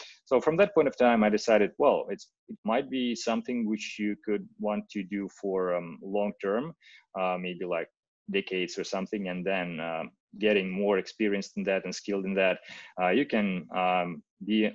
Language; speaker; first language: English; non-native, fluent; Russian